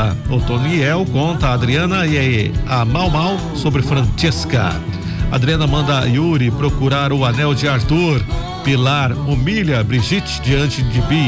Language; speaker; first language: Portuguese; native; Portuguese